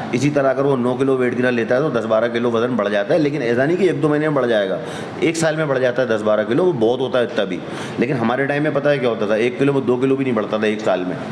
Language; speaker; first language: Hindi; native; Hindi